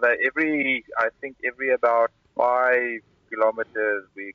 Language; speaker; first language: English; non-native, local second language; Afrikaans